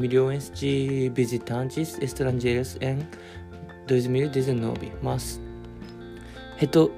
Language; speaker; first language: Portuguese; non-native, learner; Japanese